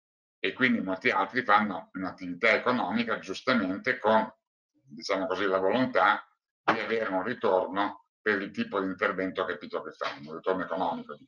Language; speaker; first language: Italian; native; Italian